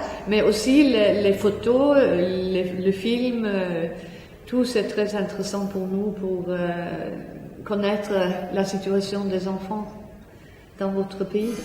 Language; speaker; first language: French; non-native, fluent; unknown